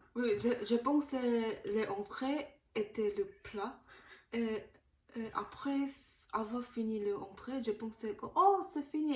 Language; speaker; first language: French; non-native, learner; Korean